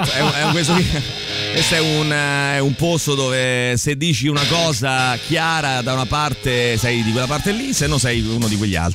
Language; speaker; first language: Italian; native; Italian